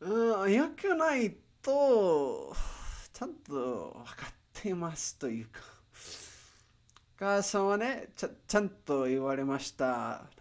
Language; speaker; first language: Japanese; non-native, learner; Spanish